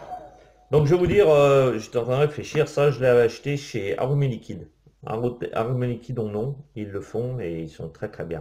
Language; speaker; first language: French; native; French